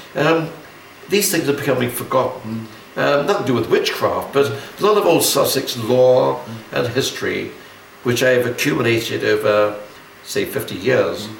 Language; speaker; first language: English; native; English